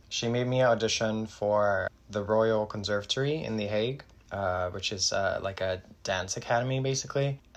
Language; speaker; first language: English; non-native, fluent; Dutch